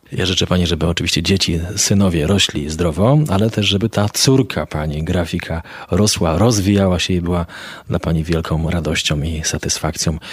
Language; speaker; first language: Polish; native; Polish